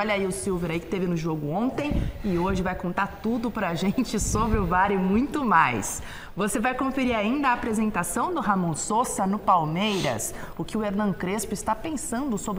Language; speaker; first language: Portuguese; native; Portuguese